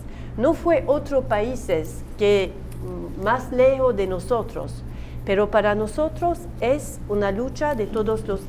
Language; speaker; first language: Spanish; non-native, learner; Turkish